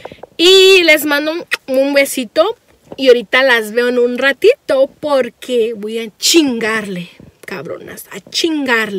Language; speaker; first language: Spanish; early bilingual, heritage; Spanish